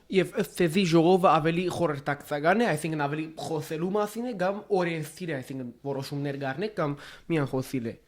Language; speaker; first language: Armenian; early bilingual, heritage; Armenian